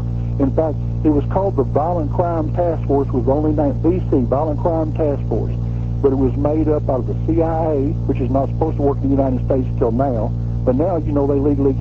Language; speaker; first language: English; native; English